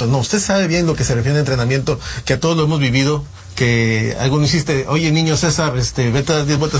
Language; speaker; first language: Spanish; native; Spanish